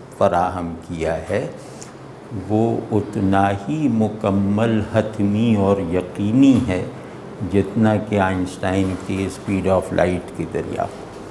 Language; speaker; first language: Urdu; native; Urdu